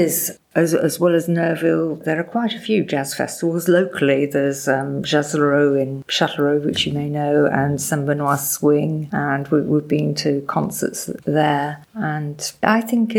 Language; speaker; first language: English; native; English